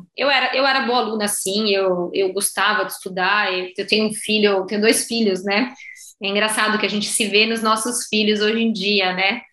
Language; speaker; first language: Portuguese; native; Portuguese